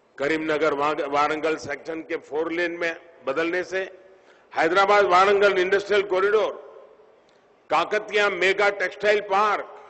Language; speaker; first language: Hindi; non-native, local second language; Gujarati